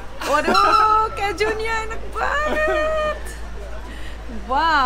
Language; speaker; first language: Indonesian; early bilingual, heritage; German